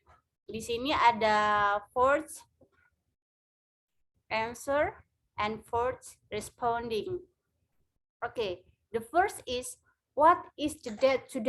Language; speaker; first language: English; non-native, learner; Indonesian